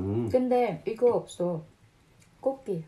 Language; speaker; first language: Korean; non-native, learner; Vietnamese